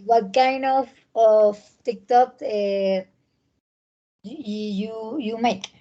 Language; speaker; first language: English; non-native, learner; Spanish